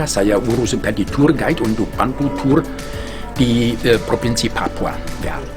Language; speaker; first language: Indonesian; non-native, fluent; German